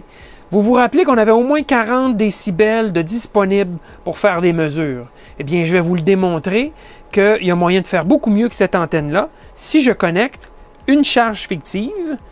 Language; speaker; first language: French; native; French